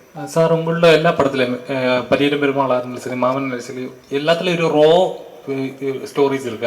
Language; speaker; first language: Tamil; non-native, learner; Malayalam